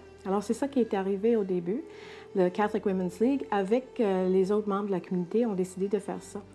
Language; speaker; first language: French; non-native, local second language; English